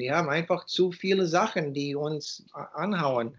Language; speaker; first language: German; early bilingual, heritage; German